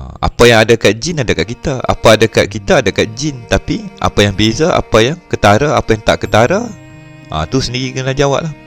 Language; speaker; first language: Malay; native; Malay